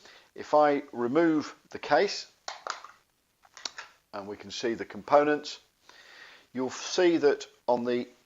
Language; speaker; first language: English; native; English